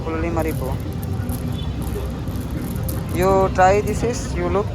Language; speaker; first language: English; non-native, learner; Urdu